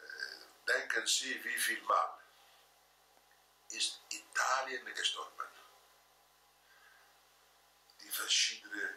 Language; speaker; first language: German; non-native, fluent; Italian